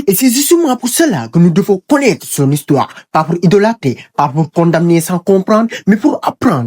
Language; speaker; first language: French; non-native, local second language; Wolof